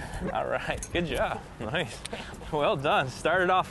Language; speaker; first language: English; native; English